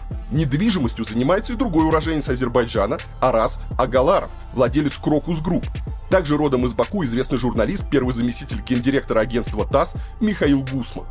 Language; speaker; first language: Russian; native; Russian